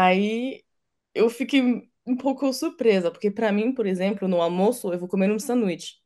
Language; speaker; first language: Portuguese; non-native, fluent; French